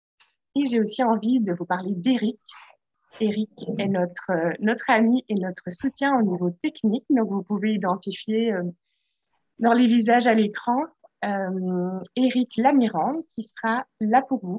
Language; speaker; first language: French; native; French